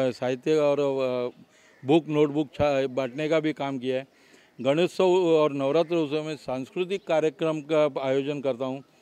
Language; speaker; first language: Hindi; non-native, local second language; Marathi